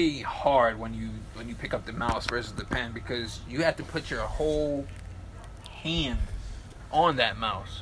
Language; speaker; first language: English; native; English